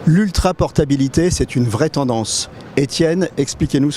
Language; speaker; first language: French; native; French